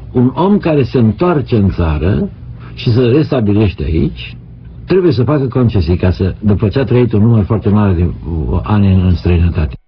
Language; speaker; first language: Romanian; native; Romanian